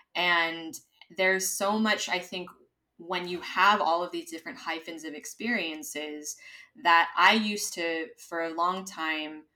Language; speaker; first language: English; native; English